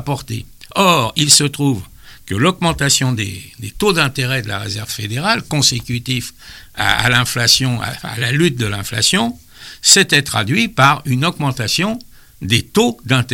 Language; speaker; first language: French; native; French